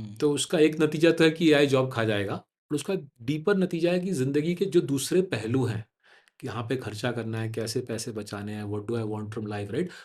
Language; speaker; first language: Hindi; non-native, local second language; Bangla